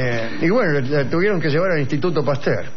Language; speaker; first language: Spanish; native; Spanish